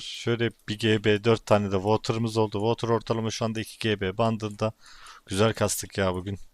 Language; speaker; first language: Turkish; native; Turkish